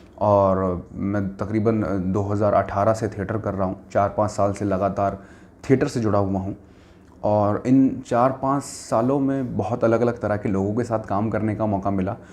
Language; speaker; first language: Hindi; native; Hindi